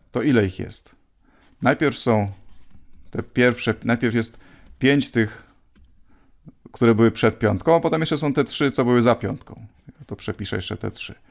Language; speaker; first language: Polish; native; Polish